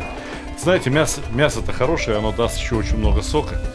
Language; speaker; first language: Russian; native; Russian